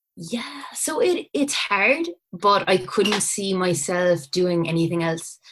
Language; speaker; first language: English; native; English